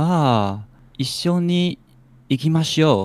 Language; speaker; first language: Japanese; non-native, learner; Chinese